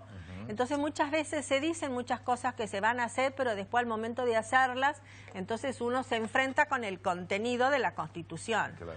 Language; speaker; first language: Spanish; native; Spanish